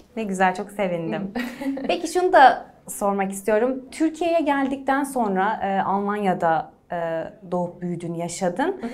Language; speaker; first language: Turkish; native; Turkish